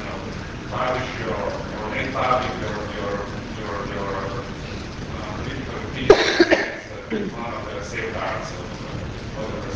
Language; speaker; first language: English; non-native, fluent; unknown